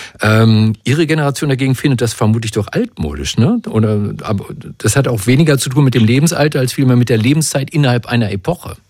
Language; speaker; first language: German; native; German